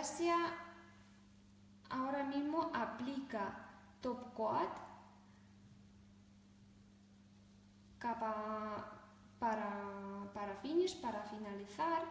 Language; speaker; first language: Spanish; non-native, fluent; Russian